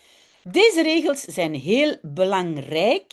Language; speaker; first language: Dutch; non-native, fluent; French